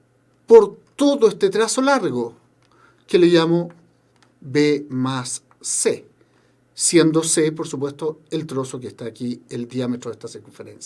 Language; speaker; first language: Spanish; native; Spanish